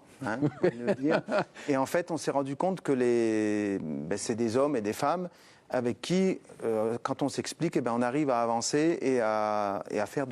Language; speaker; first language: French; native; French